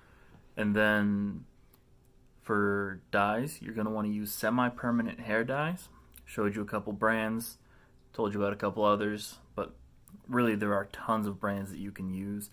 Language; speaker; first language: English; native; English